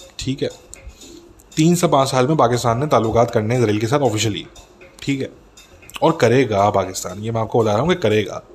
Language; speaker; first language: Urdu; native; Urdu